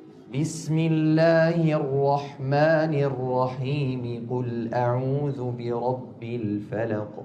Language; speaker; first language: Arabic; native; Arabic